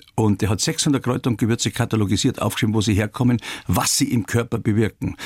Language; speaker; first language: German; native; German